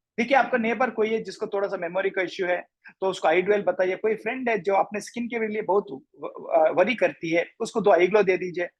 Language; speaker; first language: Hindi; non-native, local second language; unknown